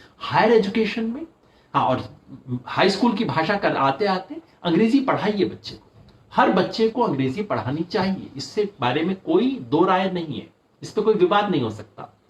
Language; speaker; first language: Hindi; native; Hindi